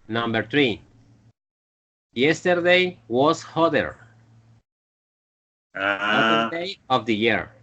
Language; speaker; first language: English; non-native, learner; Spanish